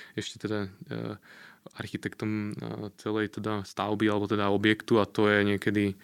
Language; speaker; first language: Slovak; native; Slovak